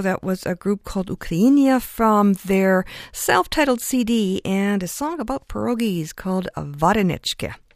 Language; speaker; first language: English; early bilingual, other home language; Ukrainian